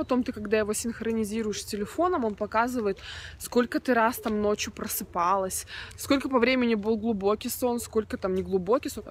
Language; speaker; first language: Russian; native; Russian